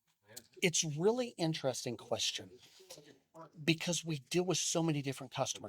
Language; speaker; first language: English; native; English